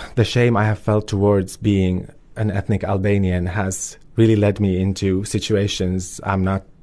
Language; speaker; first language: English; early bilingual, other home language; Albanian